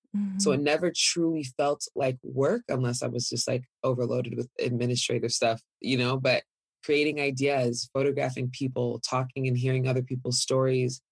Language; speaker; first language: English; early bilingual, other home language; Yoruba